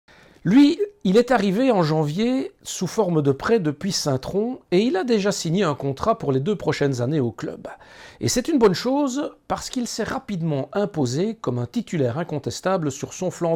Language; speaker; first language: French; native; French